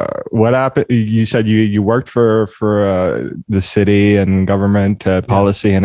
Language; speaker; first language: English; non-native, fluent; French